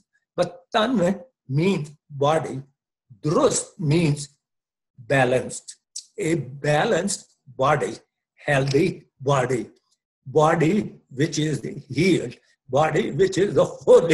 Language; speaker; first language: English; non-native, local second language; Punjabi